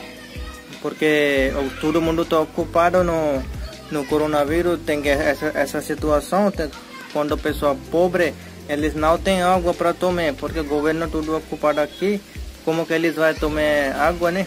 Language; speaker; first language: Portuguese; non-native, learner; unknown